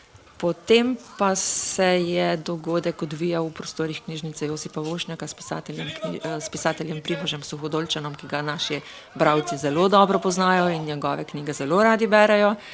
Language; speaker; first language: Slovenian; native; Slovenian